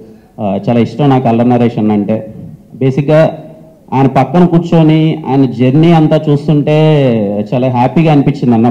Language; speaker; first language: Telugu; native; Telugu